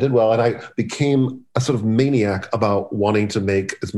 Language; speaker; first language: English; native; English